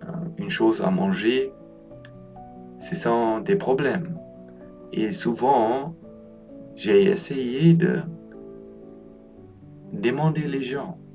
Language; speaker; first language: French; non-native, learner; Polish